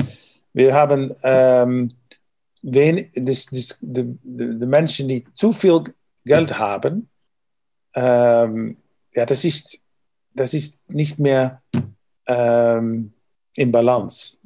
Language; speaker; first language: German; non-native, learner; Dutch